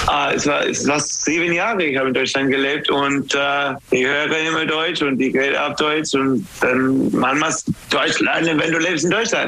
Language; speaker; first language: German; non-native, learner; English